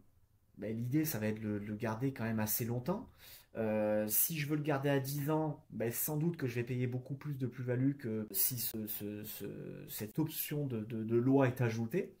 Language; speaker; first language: French; native; French